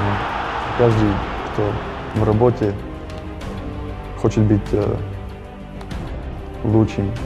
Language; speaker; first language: Russian; non-native, learner; Slovak